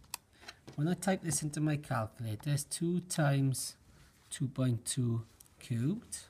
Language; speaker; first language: English; native; English